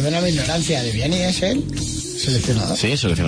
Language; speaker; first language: Spanish; native; Spanish